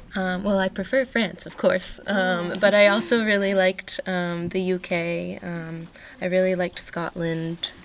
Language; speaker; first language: English; native; English